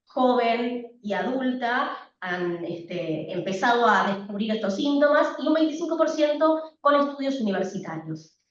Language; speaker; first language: Spanish; native; Spanish